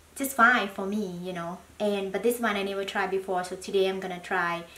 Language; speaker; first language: English; non-native, learner; Thai